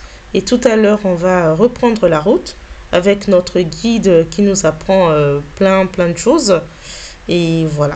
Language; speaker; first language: French; native; French